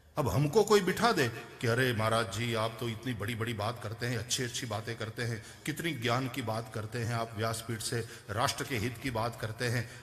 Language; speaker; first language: Hindi; non-native, local second language; Gujarati